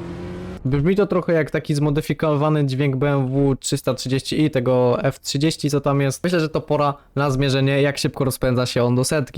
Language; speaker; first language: Polish; native; Polish